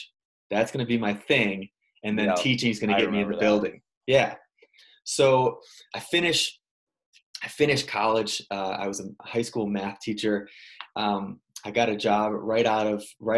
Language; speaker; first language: English; native; English